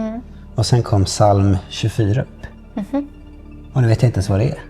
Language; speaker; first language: Swedish; native; Swedish